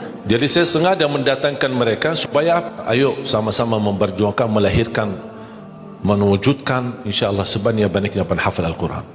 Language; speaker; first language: Indonesian; non-native, fluent; Arabic